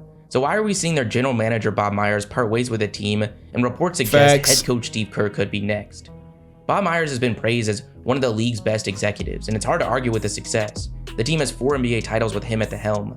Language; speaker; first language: English; native; English